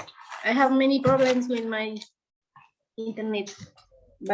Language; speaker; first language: English; non-native, learner; Spanish